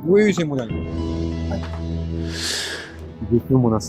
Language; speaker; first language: French; native; French